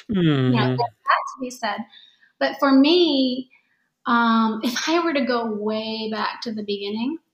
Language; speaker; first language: English; early bilingual, other home language; Japanese